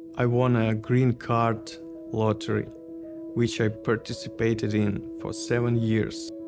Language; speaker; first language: English; non-native, learner; Ukrainian